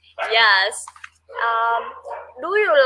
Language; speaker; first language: English; non-native, learner; Vietnamese